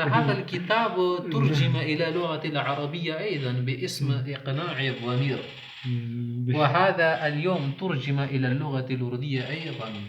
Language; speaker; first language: Arabic; non-native, fluent; Urdu